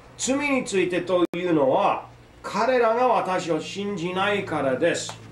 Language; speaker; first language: Japanese; non-native, fluent; English